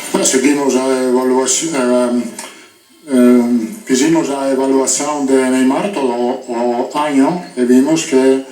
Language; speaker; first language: Spanish; non-native, fluent; Italian